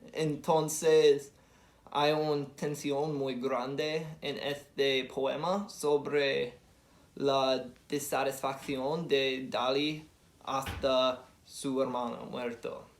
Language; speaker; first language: Spanish; non-native, learner; English